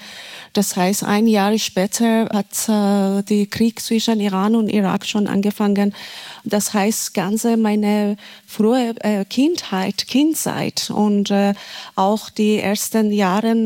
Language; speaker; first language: German; non-native, fluent; Persian